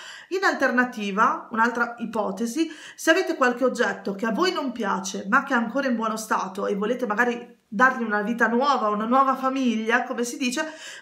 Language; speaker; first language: Italian; native; Italian